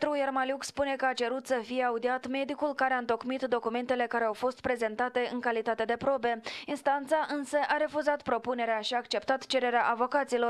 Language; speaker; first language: Romanian; native; Romanian